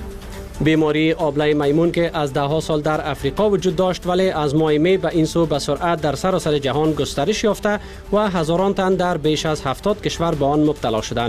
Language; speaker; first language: Persian; native; Persian